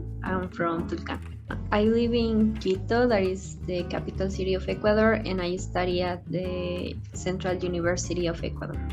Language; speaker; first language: English; non-native, fluent; Spanish